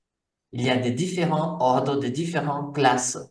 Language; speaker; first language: French; non-native, fluent; Portuguese